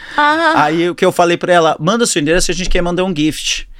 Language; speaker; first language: Portuguese; early bilingual, other home language; English